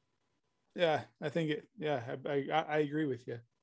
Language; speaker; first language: English; native; English